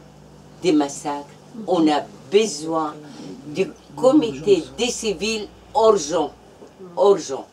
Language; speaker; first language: French; non-native, fluent; Arabic